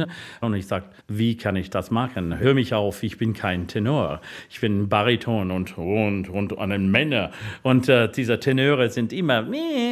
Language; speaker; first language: German; non-native, fluent; English